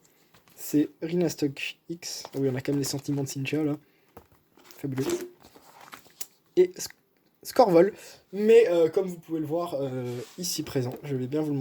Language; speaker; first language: French; native; French